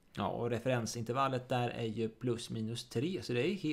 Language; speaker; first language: Swedish; native; Swedish